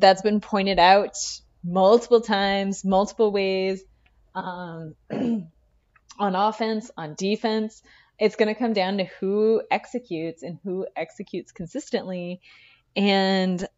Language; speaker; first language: English; native; English